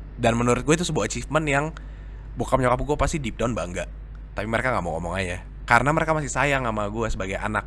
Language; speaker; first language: Indonesian; native; Indonesian